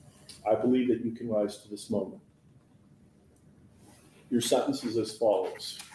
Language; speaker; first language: English; native; English